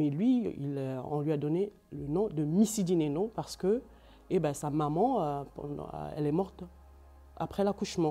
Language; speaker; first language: French; non-native, local second language; Lingala